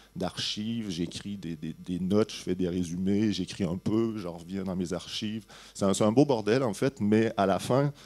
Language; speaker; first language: French; native; French